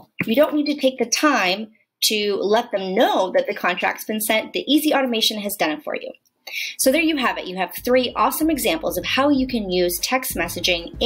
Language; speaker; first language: English; native; English